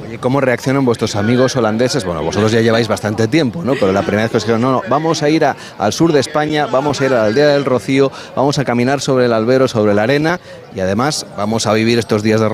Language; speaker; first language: Spanish; native; Spanish